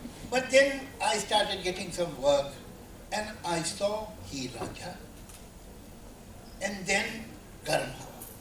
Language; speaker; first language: English; non-native, local second language; Urdu